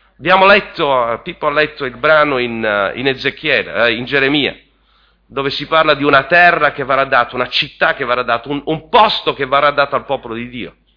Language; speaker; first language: Italian; native; Italian